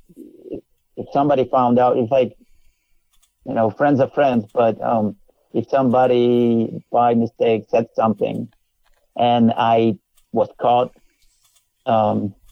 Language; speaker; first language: English; non-native, fluent; Polish